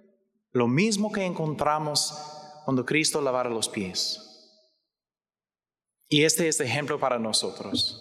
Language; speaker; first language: Spanish; non-native, learner; English